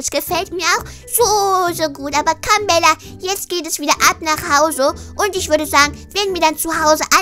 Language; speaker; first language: German; native; German